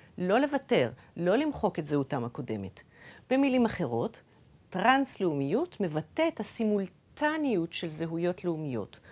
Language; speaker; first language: Hebrew; early bilingual, other home language; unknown